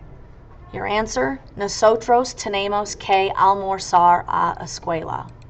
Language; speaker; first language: Spanish; non-native, fluent; English